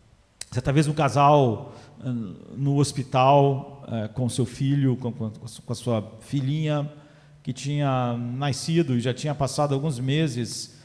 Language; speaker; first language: Portuguese; native; Portuguese